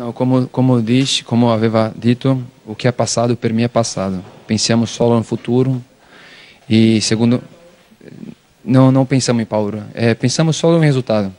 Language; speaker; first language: Italian; non-native, learner; Portuguese